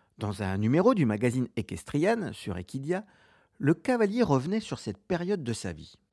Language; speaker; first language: French; native; French